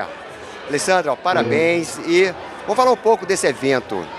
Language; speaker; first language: Portuguese; native; Portuguese